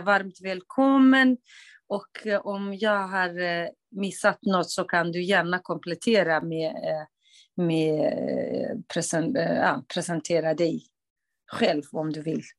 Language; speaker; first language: Swedish; non-native, fluent; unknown